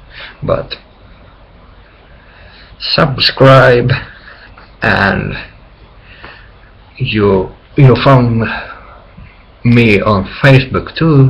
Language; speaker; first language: English; non-native, learner; Finnish